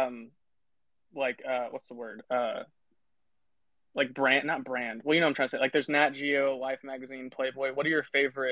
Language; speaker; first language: English; native; English